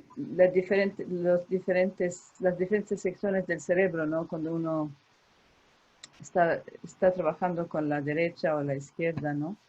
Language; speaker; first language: Spanish; early bilingual, heritage; Spanish